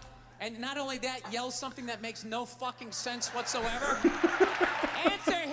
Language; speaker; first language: English; native; English